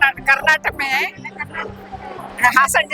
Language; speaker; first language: Hindi; non-native, local second language; Kannada